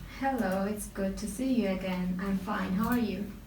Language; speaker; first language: English; non-native, learner; Georgian